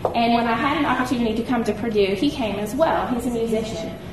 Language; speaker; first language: English; native; English